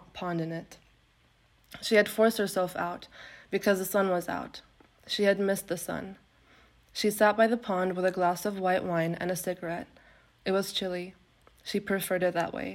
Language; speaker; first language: English; non-native, fluent; Turkish